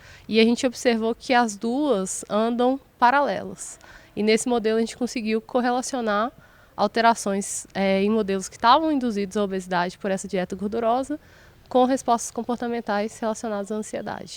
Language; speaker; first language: Portuguese; native; Portuguese